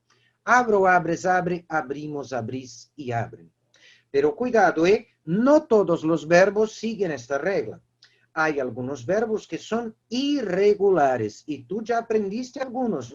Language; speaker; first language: Spanish; non-native, fluent; Portuguese